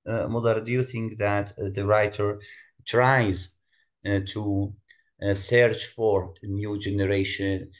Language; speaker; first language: English; non-native, fluent; Arabic